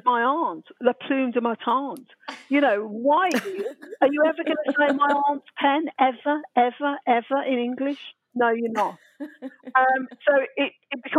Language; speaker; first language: English; native; English